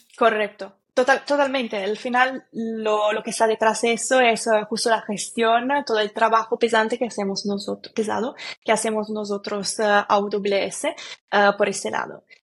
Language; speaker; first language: Spanish; non-native, fluent; Italian